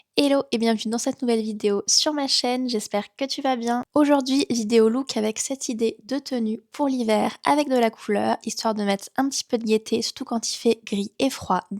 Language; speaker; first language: French; native; French